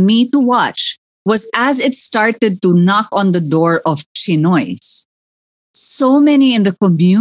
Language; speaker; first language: English; native; English